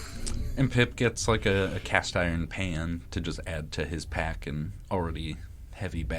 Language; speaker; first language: English; native; English